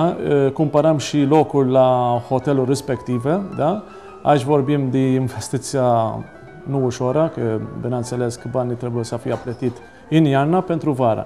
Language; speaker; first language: Romanian; non-native, learner; Maltese